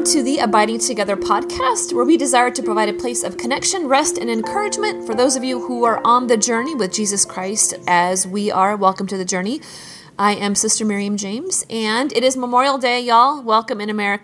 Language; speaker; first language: English; native; English